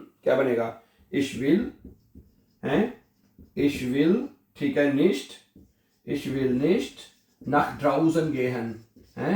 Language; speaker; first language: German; non-native, fluent; Urdu